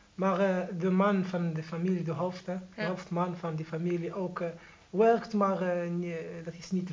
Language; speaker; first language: Dutch; non-native, learner; Arabic